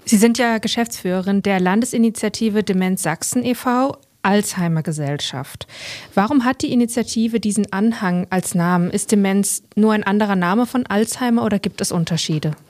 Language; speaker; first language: German; native; German